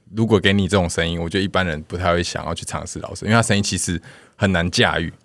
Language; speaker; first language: Chinese; non-native, local second language; Min Nan Chinese